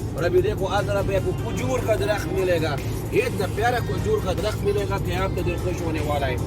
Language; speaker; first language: Urdu; non-native, local second language; Pashto